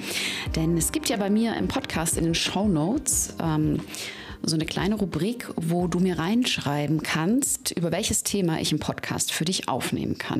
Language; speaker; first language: German; native; German